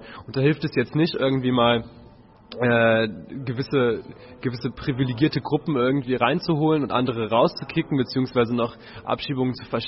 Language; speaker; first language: German; native; German